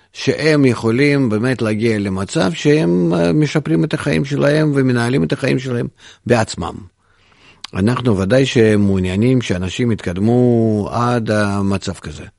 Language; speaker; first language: Hebrew; non-native, fluent; Russian